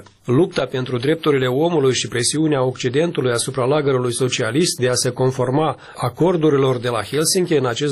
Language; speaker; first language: Romanian; native; Romanian